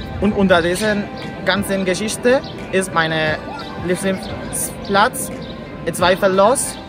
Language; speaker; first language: German; non-native, learner; Spanish